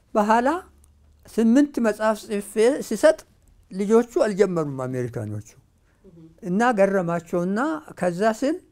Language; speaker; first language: Amharic; non-native, local second language; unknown